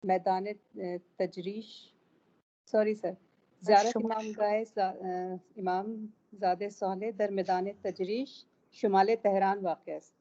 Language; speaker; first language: Persian; non-native, learner; Urdu